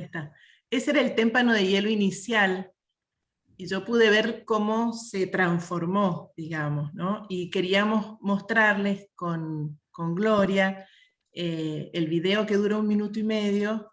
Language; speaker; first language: Spanish; native; Spanish